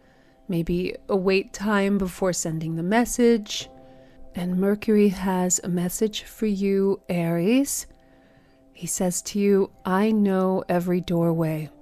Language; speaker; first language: English; native; English